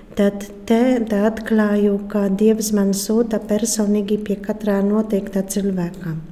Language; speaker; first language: Latvian; non-native, fluent; Polish